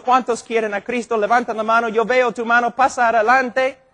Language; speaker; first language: Spanish; non-native, fluent; English